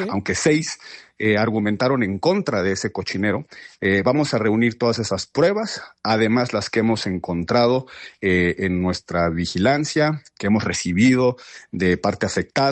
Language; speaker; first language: Spanish; native; Spanish